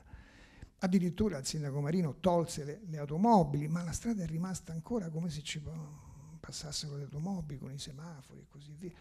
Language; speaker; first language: Italian; native; Italian